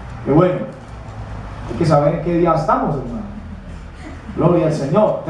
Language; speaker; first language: Spanish; native; Spanish